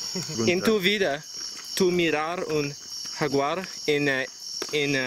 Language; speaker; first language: Spanish; non-native, learner; English